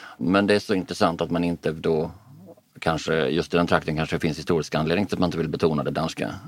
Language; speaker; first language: Swedish; native; Swedish